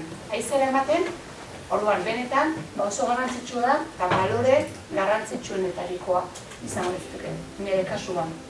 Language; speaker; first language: Basque; native; Basque